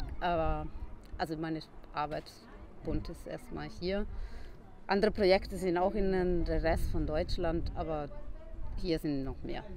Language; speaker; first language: German; non-native, fluent; Italian